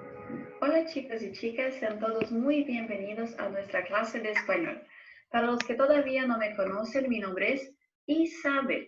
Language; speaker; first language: Spanish; non-native, fluent; Portuguese